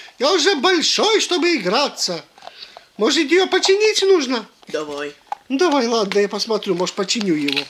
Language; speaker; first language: Russian; early bilingual, heritage; Russian